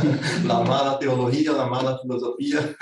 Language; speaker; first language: Spanish; non-native, fluent; Portuguese